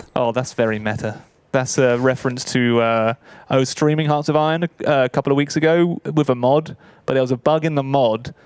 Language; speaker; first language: English; native; English